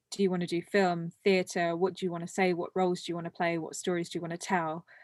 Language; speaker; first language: English; early bilingual, other home language; Morisyen